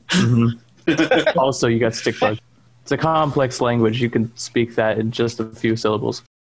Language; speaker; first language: English; native; English